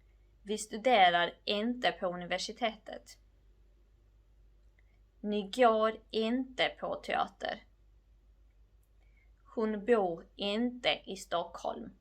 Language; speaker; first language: Swedish; non-native, fluent; Georgian